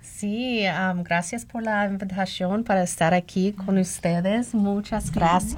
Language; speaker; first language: Spanish; non-native, learner; English